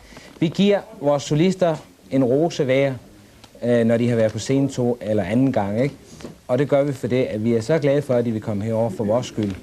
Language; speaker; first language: Danish; native; Danish